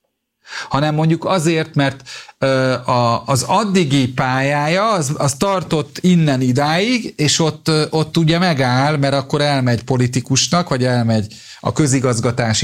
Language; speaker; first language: Hungarian; native; Hungarian